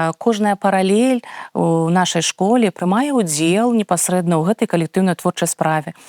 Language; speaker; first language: Belarusian; native; Belarusian